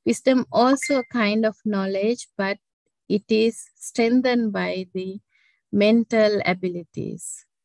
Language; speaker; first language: English; non-native, local second language; Sinhala